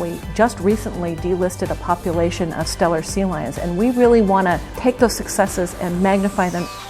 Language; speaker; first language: English; native; English